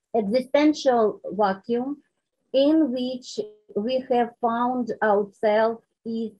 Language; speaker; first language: English; non-native, learner; Ukrainian